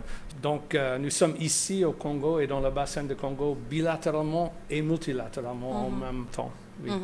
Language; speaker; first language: French; non-native, fluent; English